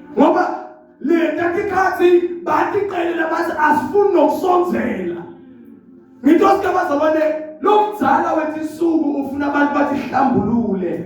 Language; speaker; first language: Zulu; non-native, local second language; Swati